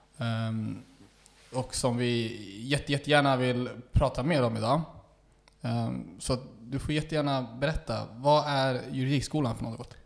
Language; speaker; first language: Swedish; native; Swedish